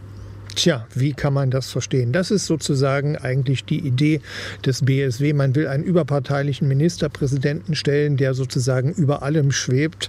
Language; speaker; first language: German; native; German